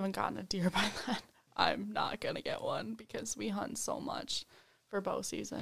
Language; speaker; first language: English; native; English